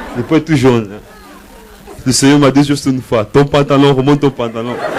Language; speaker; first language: French; non-native, learner; Portuguese